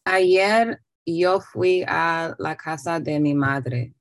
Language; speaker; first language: Spanish; non-native, learner; English